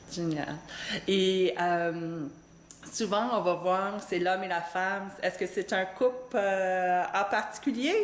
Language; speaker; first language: French; native; French